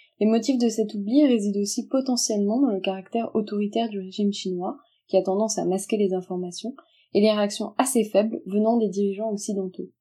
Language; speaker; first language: French; native; French